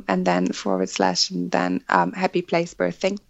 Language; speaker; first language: English; non-native, fluent; German